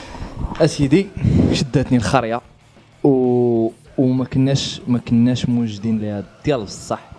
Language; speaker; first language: Arabic; native; Arabic